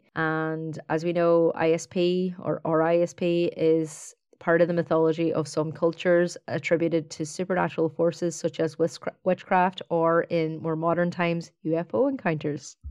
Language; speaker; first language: English; native; English